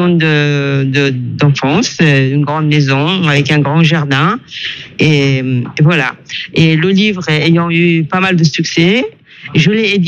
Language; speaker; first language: French; non-native, fluent; Persian